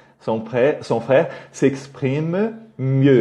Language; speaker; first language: French; non-native, fluent; Portuguese